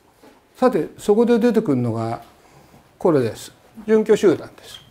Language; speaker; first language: Japanese; native; Japanese